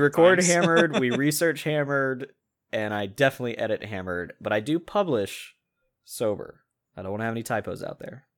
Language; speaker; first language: English; native; English